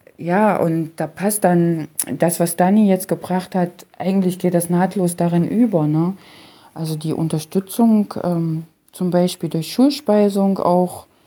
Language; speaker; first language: German; native; German